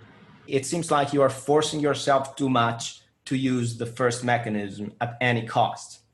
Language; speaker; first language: English; non-native, fluent; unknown